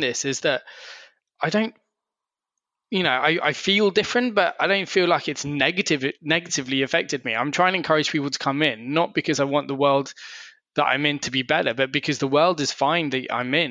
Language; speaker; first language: English; native; English